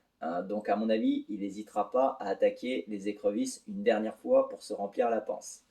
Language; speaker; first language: French; native; French